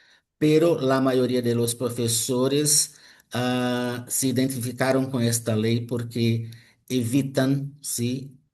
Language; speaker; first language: Spanish; non-native, fluent; Portuguese